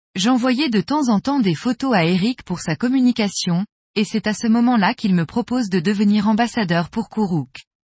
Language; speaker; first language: French; native; French